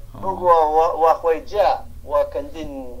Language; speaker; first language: Chinese; non-native, learner; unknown